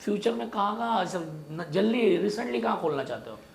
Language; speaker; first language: Hindi; non-native, local second language; Marathi